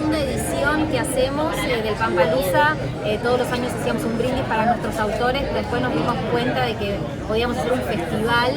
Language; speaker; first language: Spanish; native; Spanish